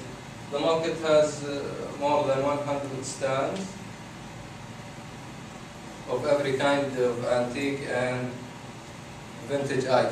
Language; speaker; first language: English; non-native, fluent; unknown